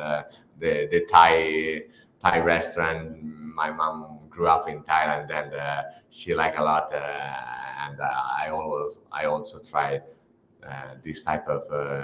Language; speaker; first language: English; non-native, fluent; Italian